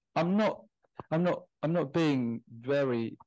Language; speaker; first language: English; non-native, fluent; Indonesian